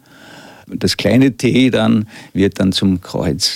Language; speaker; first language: German; native; German